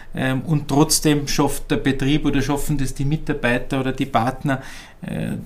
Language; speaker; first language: German; native; German